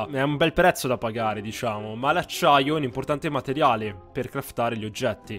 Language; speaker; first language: Italian; native; Italian